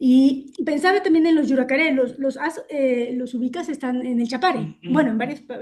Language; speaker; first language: Spanish; native; Spanish